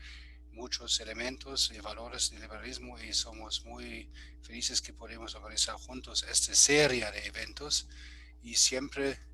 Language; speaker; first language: Spanish; non-native, fluent; German